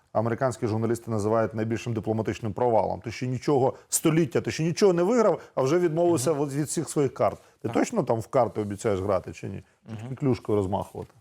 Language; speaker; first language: Ukrainian; native; Ukrainian